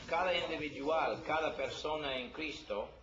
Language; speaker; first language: Spanish; non-native, learner; English